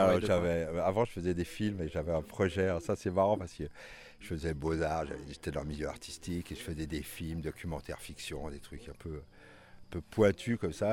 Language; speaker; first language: French; native; French